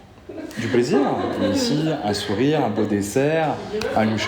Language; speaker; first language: French; native; French